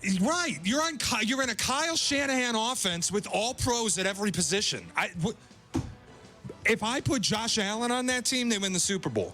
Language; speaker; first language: English; native; English